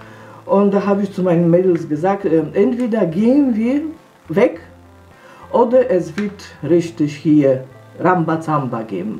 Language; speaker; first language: German; non-native, fluent; Polish